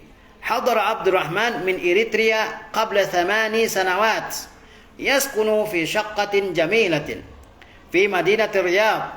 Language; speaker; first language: Arabic; non-native, fluent; Indonesian